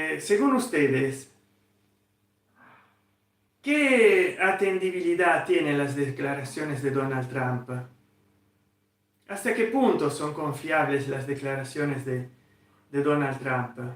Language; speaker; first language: Spanish; non-native, fluent; Italian